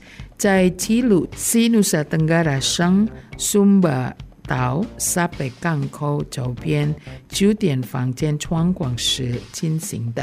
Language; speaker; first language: Chinese; non-native, fluent; Indonesian